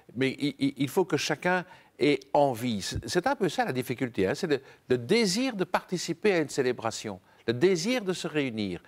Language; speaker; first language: French; native; French